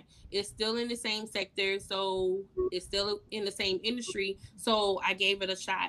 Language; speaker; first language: English; native; English